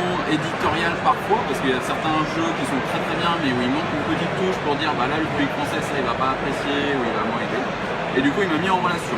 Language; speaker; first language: French; native; French